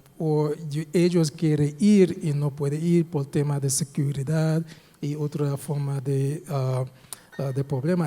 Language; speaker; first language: Spanish; non-native, fluent; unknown